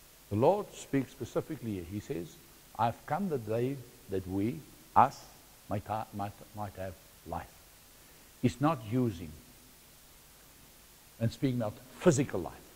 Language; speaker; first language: English; non-native, local second language; Afrikaans